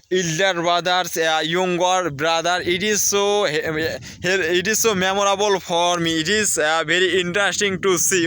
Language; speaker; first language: English; non-native, learner; Bangla